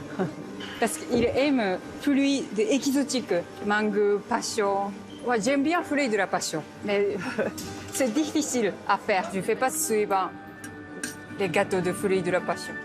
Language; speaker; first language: French; non-native, learner; Japanese